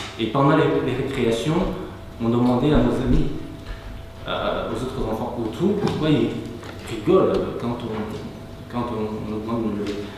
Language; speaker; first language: French; non-native, local second language; Kinyarwanda